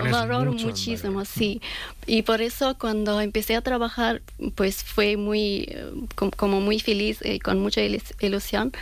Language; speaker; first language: Spanish; non-native, learner; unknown